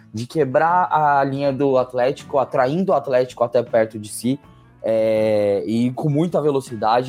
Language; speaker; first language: Portuguese; native; Portuguese